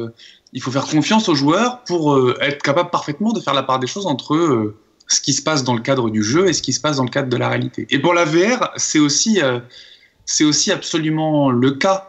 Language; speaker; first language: French; native; French